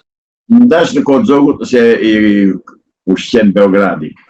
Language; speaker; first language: Albanian; native; Albanian